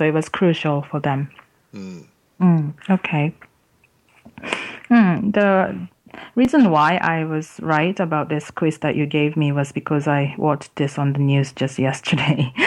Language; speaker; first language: English; non-native, fluent; Japanese